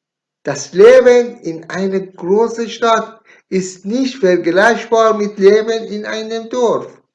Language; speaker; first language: German; non-native, learner; Persian